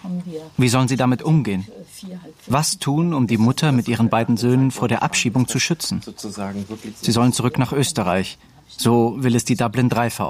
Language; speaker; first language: German; native; German